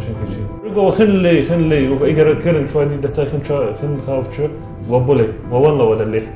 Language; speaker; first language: Chinese; non-native, learner; Arabic